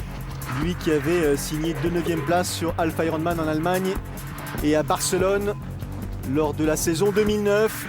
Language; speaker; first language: French; native; French